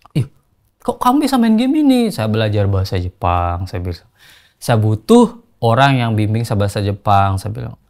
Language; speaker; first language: Indonesian; non-native, local second language; Sasak